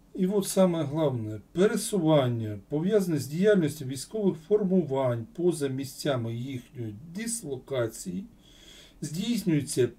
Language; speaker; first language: Ukrainian; non-native, local second language; Russian